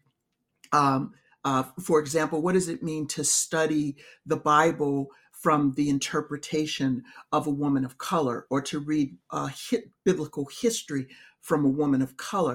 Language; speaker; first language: English; native; English